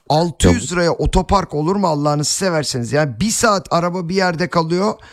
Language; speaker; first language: Turkish; native; Turkish